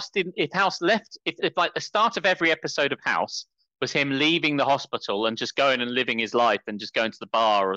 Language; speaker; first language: English; native; English